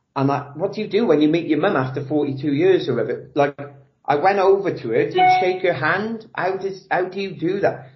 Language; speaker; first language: English; native; English